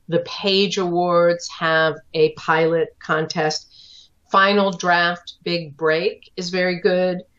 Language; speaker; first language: English; native; English